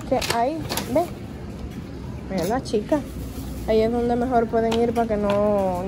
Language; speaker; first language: Spanish; native; Spanish